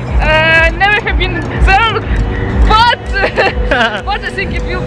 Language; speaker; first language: English; non-native, learner; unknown